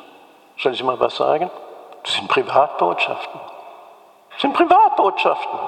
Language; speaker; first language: German; native; German